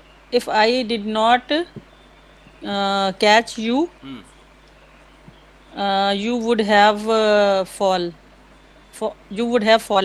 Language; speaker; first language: English; non-native, learner; Hindi